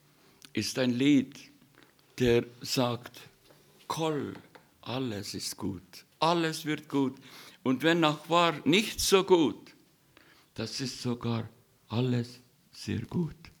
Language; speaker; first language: German; non-native, learner; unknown